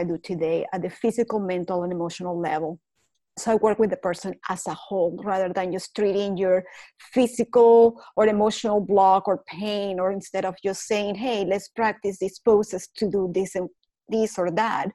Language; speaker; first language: English; non-native, fluent; Spanish